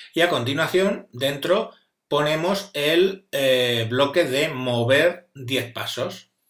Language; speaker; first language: Spanish; native; Spanish